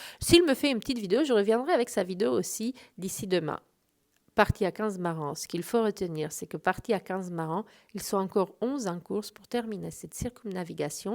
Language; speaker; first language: French; native; French